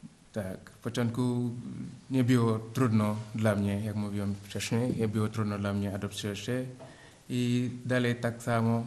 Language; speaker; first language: Polish; non-native, learner; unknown